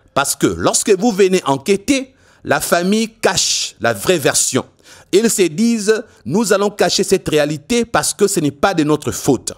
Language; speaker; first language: French; non-native, local second language; Lingala